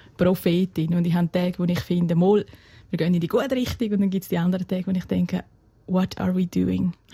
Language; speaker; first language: German; non-native, local second language; Romansh